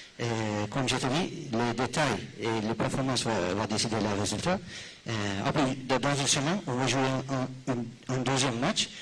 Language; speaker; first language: French; non-native, fluent; Turkish